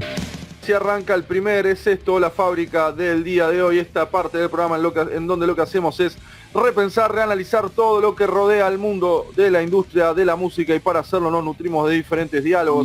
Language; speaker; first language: Spanish; native; Spanish